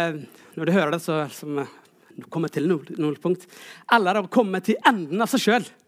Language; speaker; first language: Norwegian; non-native, fluent; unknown